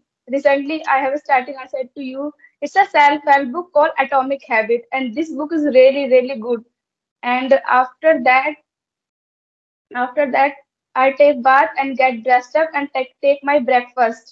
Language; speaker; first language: English; non-native, learner; Hindi